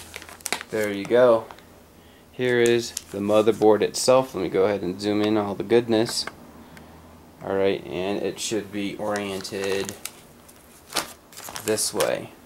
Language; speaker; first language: English; native; English